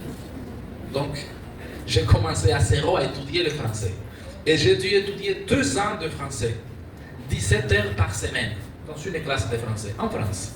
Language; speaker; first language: French; non-native, fluent; Spanish